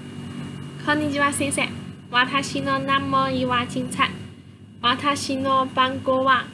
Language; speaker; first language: Japanese; non-native, learner; Chinese